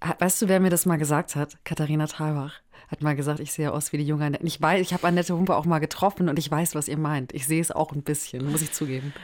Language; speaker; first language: German; native; German